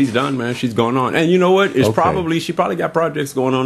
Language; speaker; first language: English; native; English